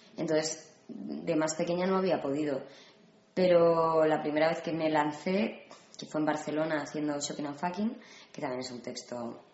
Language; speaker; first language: Spanish; native; Spanish